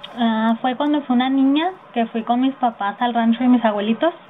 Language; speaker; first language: Spanish; early bilingual, heritage; Spanish